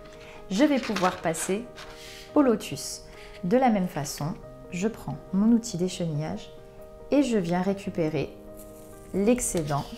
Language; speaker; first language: French; native; French